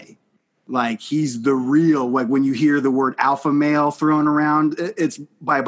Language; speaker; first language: English; native; English